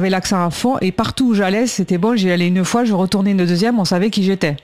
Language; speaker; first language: French; native; French